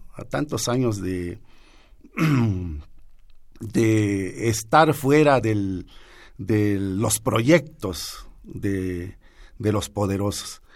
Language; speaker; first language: Spanish; native; Spanish